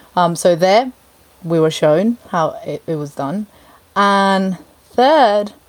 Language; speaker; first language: English; native; English